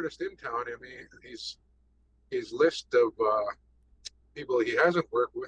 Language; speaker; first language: English; native; English